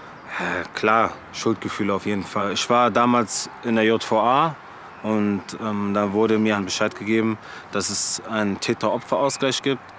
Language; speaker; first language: German; early bilingual, other home language; French